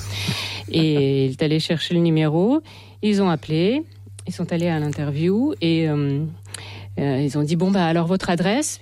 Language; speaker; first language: French; non-native, fluent; Russian